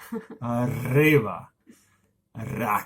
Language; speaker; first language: French; native; French